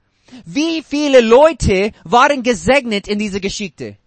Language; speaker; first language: German; non-native, fluent; English